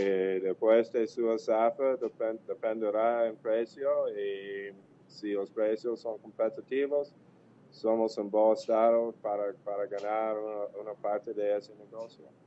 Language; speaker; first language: Portuguese; non-native, fluent; English